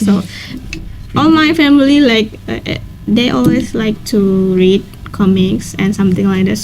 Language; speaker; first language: English; non-native, learner; Indonesian